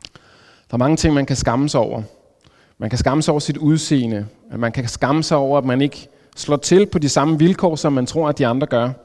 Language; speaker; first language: Danish; native; Danish